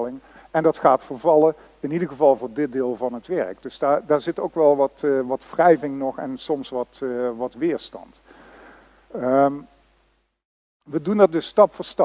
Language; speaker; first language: Dutch; native; Dutch